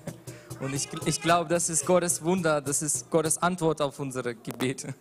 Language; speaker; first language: German; non-native, learner; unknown